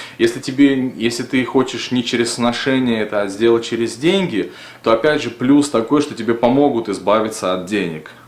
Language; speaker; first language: Russian; native; Russian